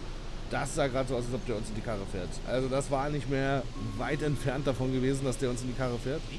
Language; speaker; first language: German; native; German